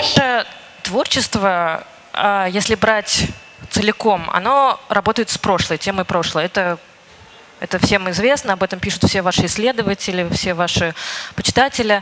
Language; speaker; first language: Russian; native; Russian